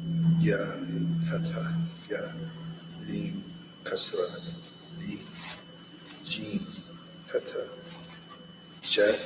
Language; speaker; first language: Arabic; non-native, learner; English